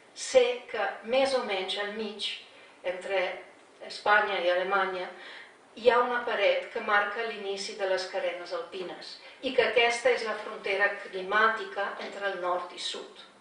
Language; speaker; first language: Catalan; non-native, fluent; Slovenian